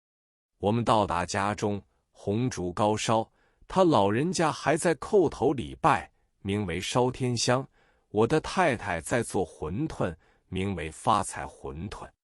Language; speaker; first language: Chinese; native; Chinese